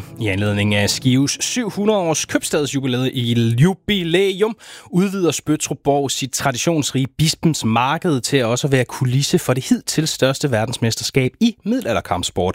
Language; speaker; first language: Danish; native; Danish